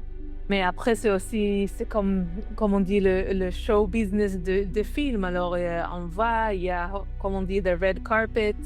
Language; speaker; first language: French; non-native, learner; Hebrew